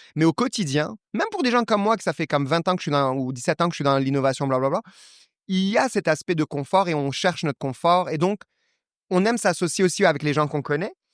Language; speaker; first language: French; non-native, local second language; Arabic